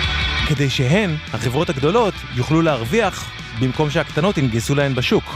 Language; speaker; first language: Hebrew; native; Hebrew